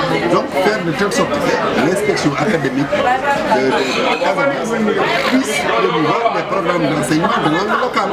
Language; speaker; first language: French; non-native, local second language; Wolof